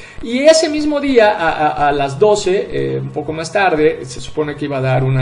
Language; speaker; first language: Spanish; native; Spanish